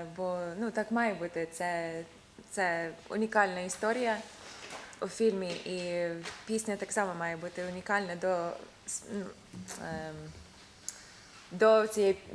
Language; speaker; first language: Ukrainian; non-native, fluent; English